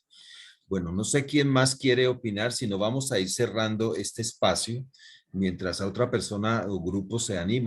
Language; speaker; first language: Spanish; native; Spanish